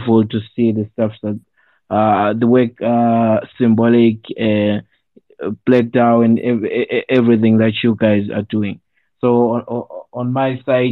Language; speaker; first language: English; non-native, local second language; Shona